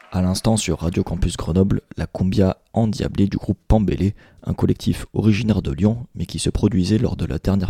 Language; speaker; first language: French; native; French